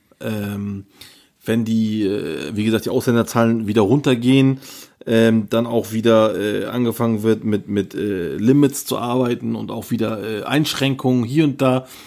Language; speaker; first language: German; early bilingual, other home language; Turkish